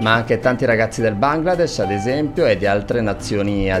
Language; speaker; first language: Italian; native; Italian